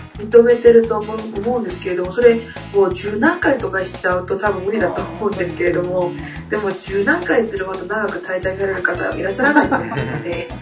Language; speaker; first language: Japanese; non-native, fluent; Korean